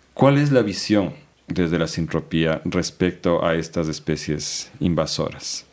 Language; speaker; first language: Spanish; native; Spanish